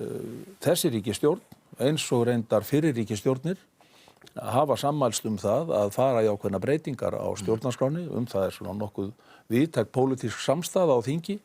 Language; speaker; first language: Icelandic; native; Icelandic